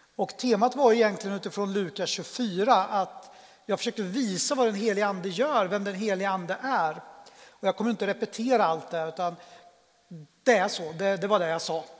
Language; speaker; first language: Swedish; native; Swedish